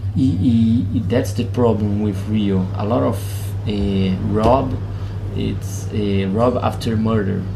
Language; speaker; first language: English; non-native, fluent; Portuguese